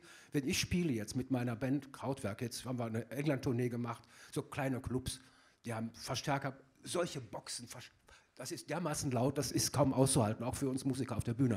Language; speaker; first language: German; native; German